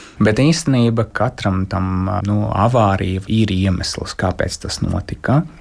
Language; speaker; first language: Latvian; non-native, local second language; Russian